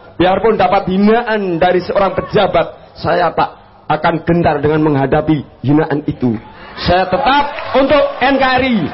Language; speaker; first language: Indonesian; non-native, local second language; Javanese